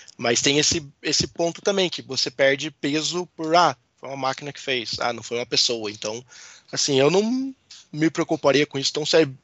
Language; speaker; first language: Portuguese; native; Portuguese